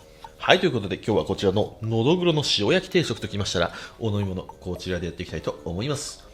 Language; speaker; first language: Japanese; native; Japanese